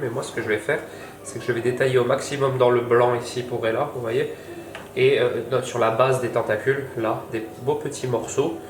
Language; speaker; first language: French; native; French